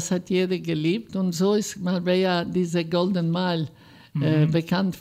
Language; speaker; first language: German; non-native, fluent; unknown